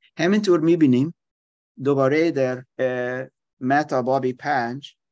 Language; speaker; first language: Persian; non-native, learner; German